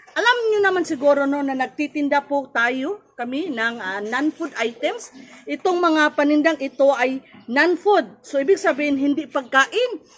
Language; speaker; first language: Filipino; non-native, local second language; Cebuano